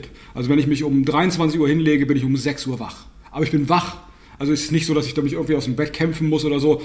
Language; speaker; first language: German; native; German